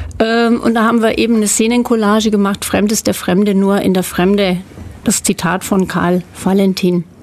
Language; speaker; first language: German; native; German